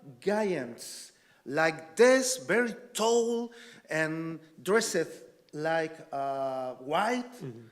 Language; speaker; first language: English; non-native, learner; Spanish